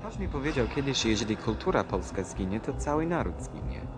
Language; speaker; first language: Polish; non-native, fluent; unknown